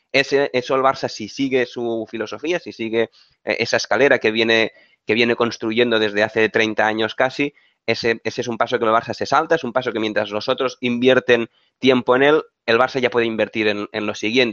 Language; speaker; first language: Spanish; native; Spanish